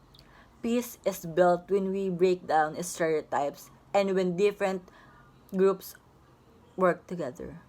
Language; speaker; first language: English; non-native, local second language; Filipino